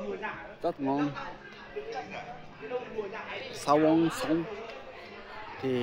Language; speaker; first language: Vietnamese; non-native, learner; Japanese